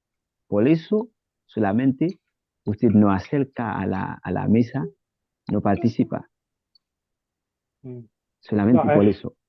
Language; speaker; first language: Spanish; non-native, learner; Haitian Creole